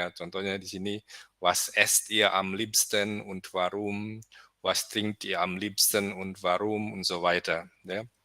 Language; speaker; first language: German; non-native, fluent; Indonesian